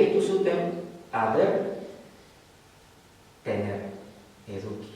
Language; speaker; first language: Basque; non-native, learner; Spanish